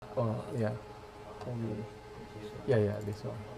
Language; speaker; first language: English; non-native, learner; Chinese